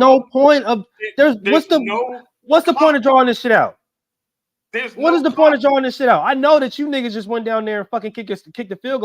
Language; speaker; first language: English; native; English